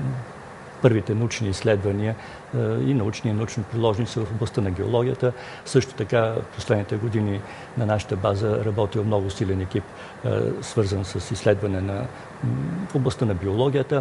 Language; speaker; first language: Bulgarian; native; Bulgarian